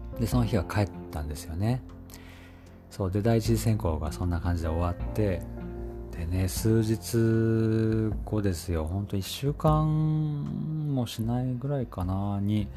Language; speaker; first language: Japanese; native; Japanese